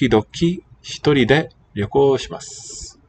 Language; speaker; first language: Japanese; non-native, learner; English